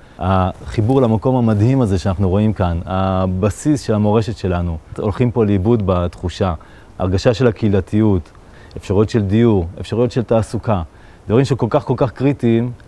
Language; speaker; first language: Hebrew; native; Hebrew